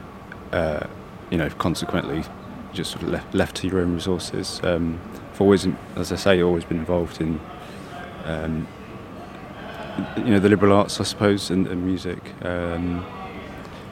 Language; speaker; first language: English; native; English